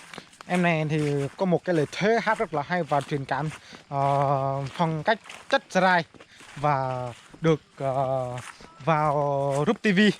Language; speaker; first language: Vietnamese; non-native, local second language; Jarai